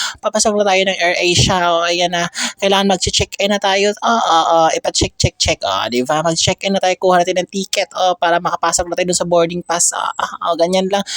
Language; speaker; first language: Filipino; non-native, local second language; Cebuano